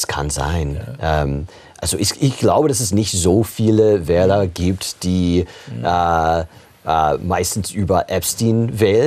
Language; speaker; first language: German; non-native, fluent; English